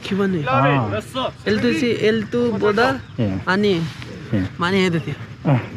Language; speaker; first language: Korean; non-native, learner; Nepali